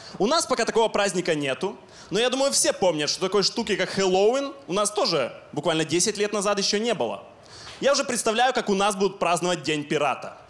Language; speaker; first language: Russian; non-native, local second language; Ukrainian